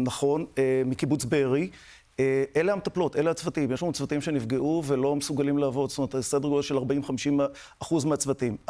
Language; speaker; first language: Hebrew; native; Hebrew